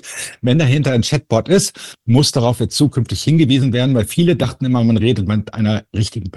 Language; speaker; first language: German; native; German